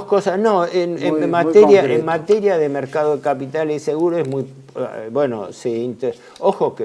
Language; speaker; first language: Spanish; native; Spanish